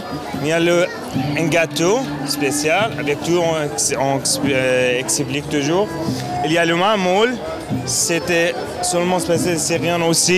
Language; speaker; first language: French; non-native, learner; Arabic